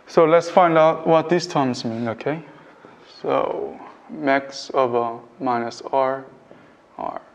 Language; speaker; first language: English; non-native, fluent; Korean